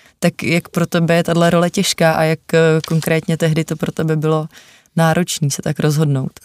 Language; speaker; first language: Czech; native; Czech